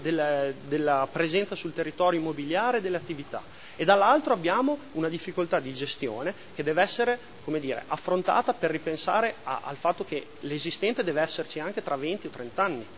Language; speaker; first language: Italian; native; Italian